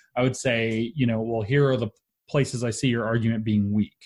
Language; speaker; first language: English; native; English